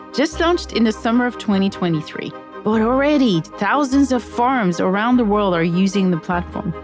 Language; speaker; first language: English; non-native, fluent; French